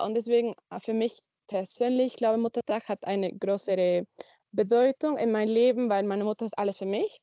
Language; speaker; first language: German; non-native, learner; Spanish